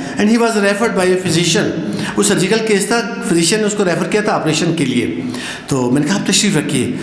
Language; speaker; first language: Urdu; non-native, local second language; Brahui